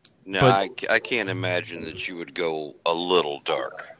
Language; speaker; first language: English; native; English